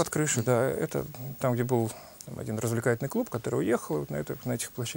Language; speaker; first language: Russian; native; Russian